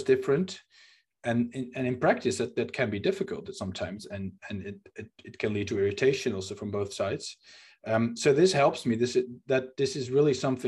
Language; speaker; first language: English; non-native, fluent; Dutch